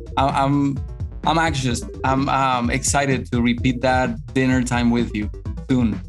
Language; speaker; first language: English; non-native, fluent; Spanish